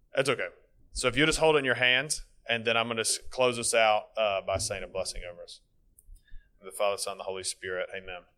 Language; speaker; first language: English; native; English